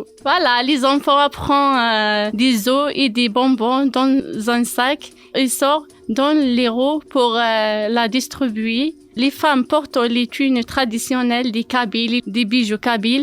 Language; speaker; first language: French; non-native, learner; Kabyle